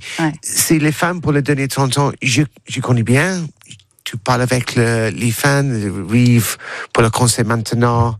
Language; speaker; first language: French; non-native, learner; English